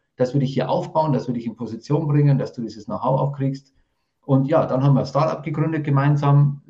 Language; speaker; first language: German; native; German